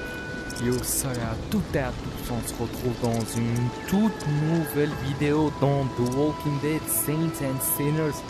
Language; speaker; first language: French; native; French